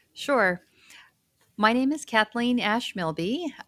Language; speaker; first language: English; native; English